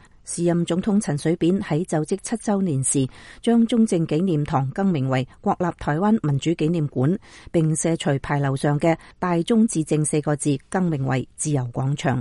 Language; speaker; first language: Chinese; native; Chinese